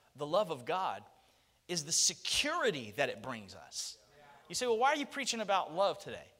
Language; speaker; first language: English; native; English